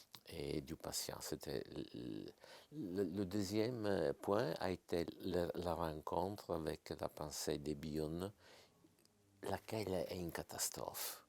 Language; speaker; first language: French; non-native, fluent; Italian